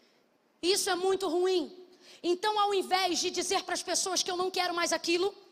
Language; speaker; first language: Portuguese; native; Portuguese